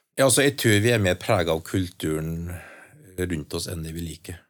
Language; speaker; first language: Norwegian; native; Norwegian